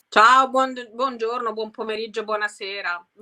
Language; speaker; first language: Italian; native; Italian